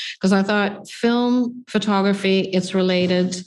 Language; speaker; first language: English; non-native, fluent; Swedish